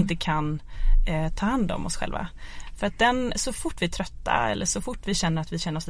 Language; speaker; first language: Swedish; native; Swedish